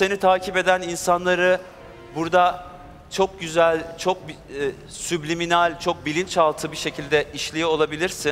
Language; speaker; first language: Turkish; native; Turkish